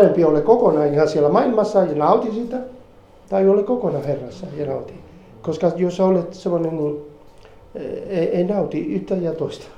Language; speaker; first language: Finnish; non-native, fluent; Spanish